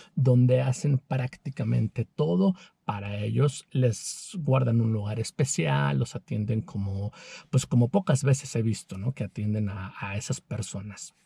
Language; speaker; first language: Spanish; native; Spanish